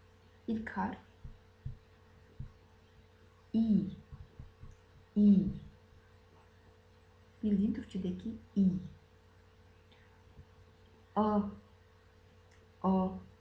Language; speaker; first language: Turkish; non-native, fluent; Kazakh